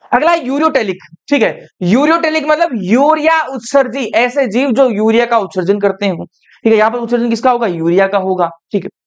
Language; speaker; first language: Hindi; native; Hindi